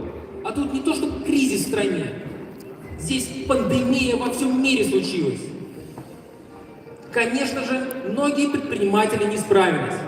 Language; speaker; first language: Russian; native; Russian